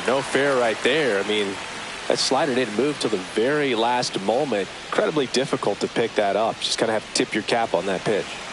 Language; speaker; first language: English; native; English